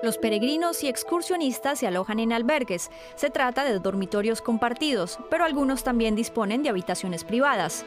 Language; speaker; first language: Spanish; native; Spanish